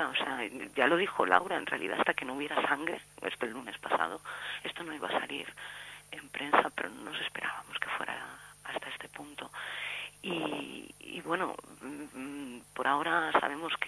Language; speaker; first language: Spanish; native; Spanish